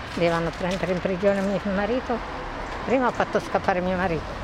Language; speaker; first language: Italian; non-native, fluent; Tigrinya